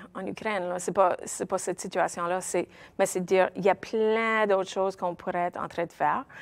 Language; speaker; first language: French; native; French